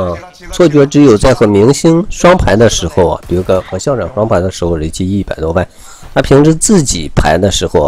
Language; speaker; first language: Chinese; native; Chinese